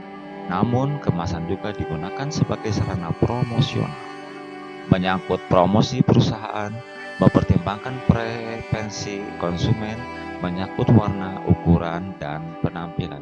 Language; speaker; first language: Indonesian; native; Indonesian